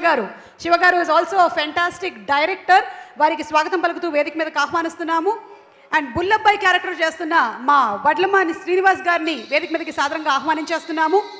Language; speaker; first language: Telugu; native; Telugu